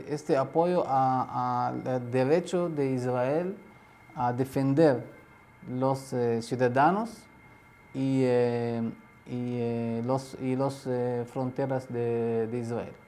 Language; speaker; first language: Spanish; non-native, learner; Arabic